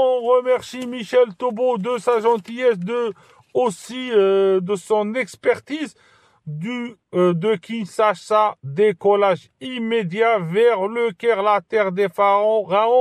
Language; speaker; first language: French; non-native, local second language; Arabic